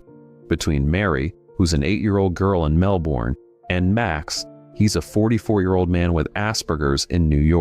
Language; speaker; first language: English; native; English